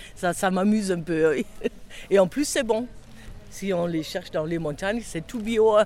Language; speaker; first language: French; non-native, fluent; German